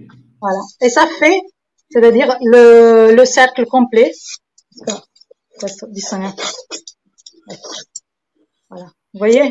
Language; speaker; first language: French; non-native, fluent; Italian